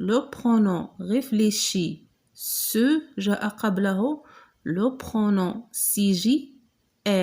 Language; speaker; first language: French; non-native, local second language; Arabic